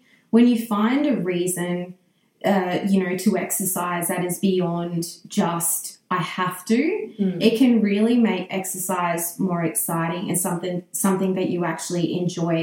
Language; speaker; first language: English; native; English